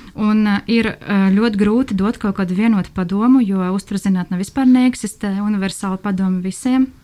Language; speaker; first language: Latvian; non-native, local second language; Russian